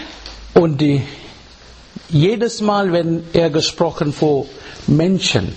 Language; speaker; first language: German; non-native, fluent; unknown